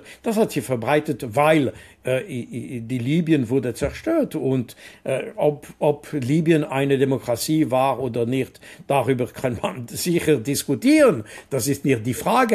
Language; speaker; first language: German; non-native, local second language; French